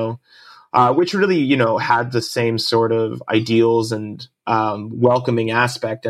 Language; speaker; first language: English; early bilingual, other home language; Japanese